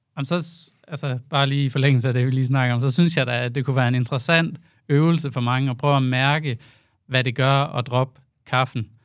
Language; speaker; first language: Danish; native; Danish